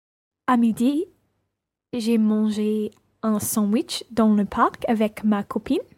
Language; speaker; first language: French; non-native, learner; English